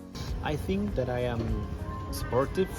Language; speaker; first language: English; non-native, learner; Spanish